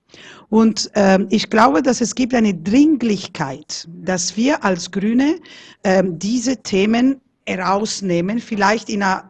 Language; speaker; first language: German; non-native, fluent; Italian